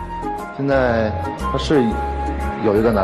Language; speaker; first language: Chinese; native; Chinese